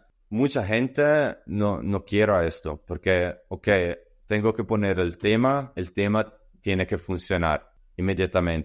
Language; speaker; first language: Spanish; non-native, learner; Italian